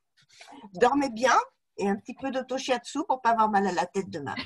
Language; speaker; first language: French; native; French